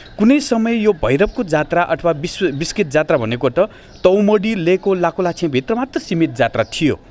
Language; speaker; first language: Nepali; non-native, local second language; Newari